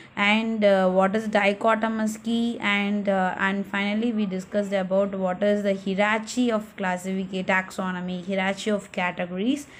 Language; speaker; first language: English; non-native, local second language; Tamil